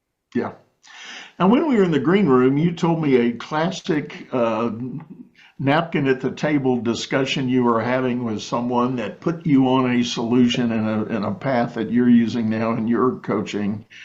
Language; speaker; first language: English; native; English